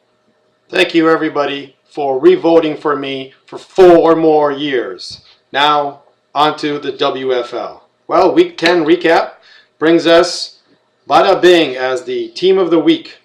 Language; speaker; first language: English; native; English